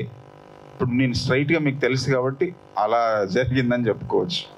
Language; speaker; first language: Telugu; native; Telugu